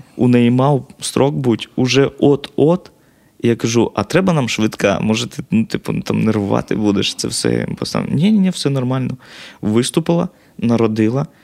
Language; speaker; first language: Ukrainian; native; Ukrainian